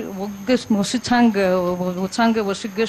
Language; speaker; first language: Chinese; non-native, learner; Greek